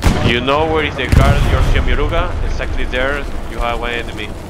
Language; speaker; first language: English; non-native, learner; Spanish